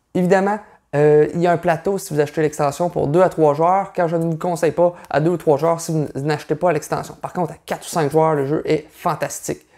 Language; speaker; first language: French; native; French